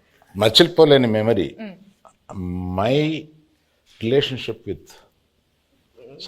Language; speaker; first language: Telugu; native; Telugu